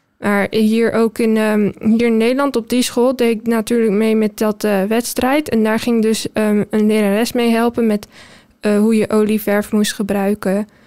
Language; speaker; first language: Dutch; early bilingual, heritage; Dutch